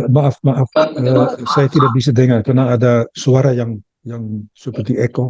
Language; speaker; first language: Indonesian; early bilingual, heritage; Dutch